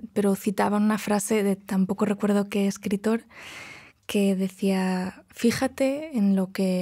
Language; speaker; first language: Spanish; non-native, local second language; Galician